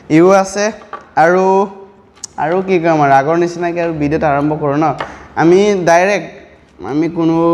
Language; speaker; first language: Assamese; non-native, local second language; Mising